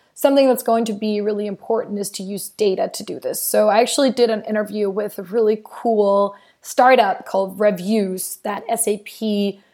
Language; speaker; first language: English; non-native, fluent; Danish